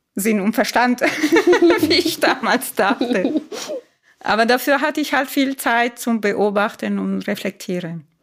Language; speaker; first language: German; non-native, fluent; Italian